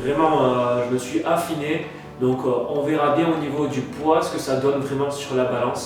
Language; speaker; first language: French; native; French